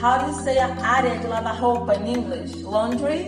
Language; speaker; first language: English; non-native, fluent; Portuguese